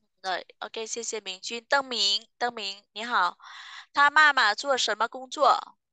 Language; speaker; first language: Chinese; non-native, fluent; Vietnamese